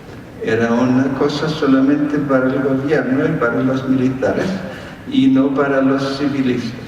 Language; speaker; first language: Spanish; non-native, fluent; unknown